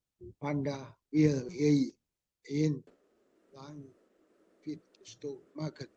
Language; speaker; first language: Dutch; non-native, learner; Indonesian